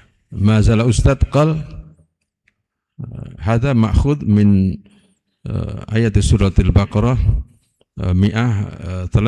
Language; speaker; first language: Arabic; non-native, fluent; Indonesian